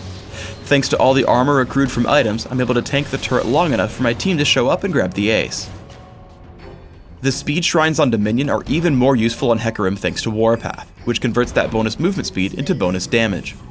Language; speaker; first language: English; native; English